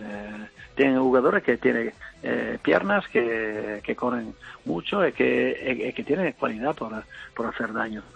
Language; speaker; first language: Spanish; non-native, fluent; Italian